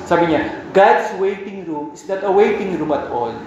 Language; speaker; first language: English; non-native, local second language; Filipino